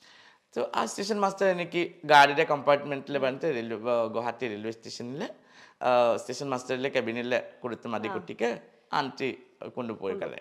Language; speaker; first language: Malayalam; non-native, learner; Assamese